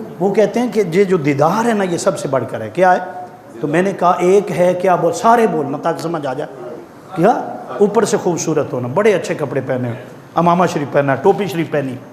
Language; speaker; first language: Urdu; non-native, local second language; Punjabi